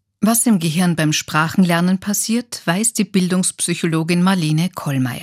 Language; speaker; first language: German; native; German